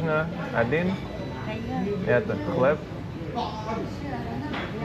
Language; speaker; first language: Russian; non-native, learner; English